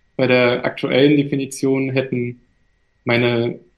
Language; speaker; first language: German; native; German